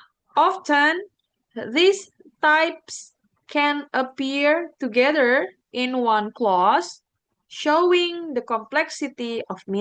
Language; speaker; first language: English; non-native, learner; Indonesian